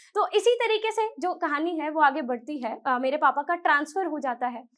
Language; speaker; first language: Hindi; native; Hindi